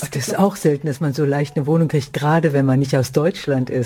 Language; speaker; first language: German; native; German